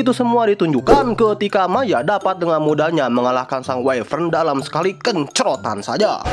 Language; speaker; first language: Indonesian; native; Indonesian